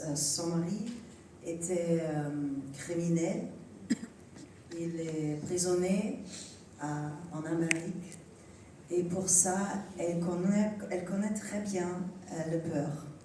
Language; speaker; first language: French; non-native, learner; German